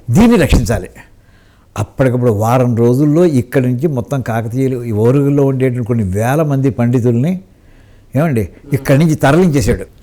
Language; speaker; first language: Telugu; native; Telugu